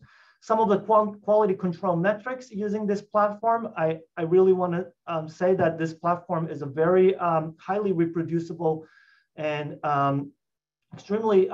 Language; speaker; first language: English; non-native, fluent; Japanese